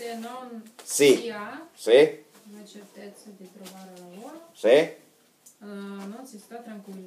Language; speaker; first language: Italian; non-native, learner; Russian